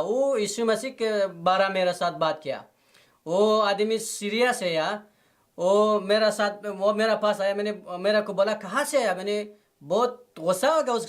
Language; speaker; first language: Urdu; non-native, learner; Persian